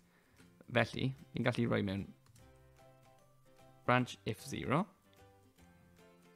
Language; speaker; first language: Welsh; native; Welsh